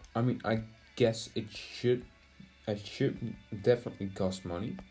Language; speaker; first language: English; non-native, fluent; Dutch